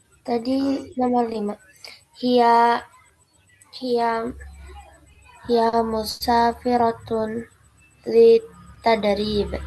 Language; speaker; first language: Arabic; non-native, learner; Indonesian